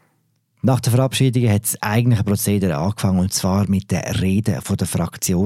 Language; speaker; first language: German; native; German